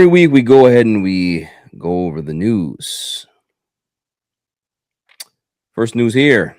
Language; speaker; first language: English; native; English